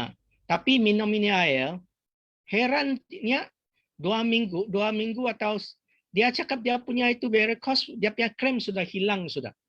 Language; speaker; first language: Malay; non-native, local second language; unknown